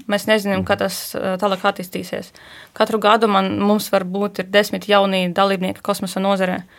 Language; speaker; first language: Latvian; non-native, fluent; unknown